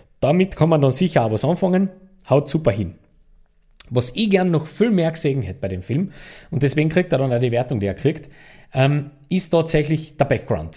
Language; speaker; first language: German; native; German